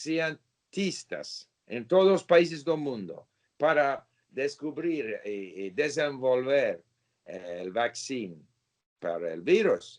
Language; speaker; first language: Portuguese; non-native, learner; English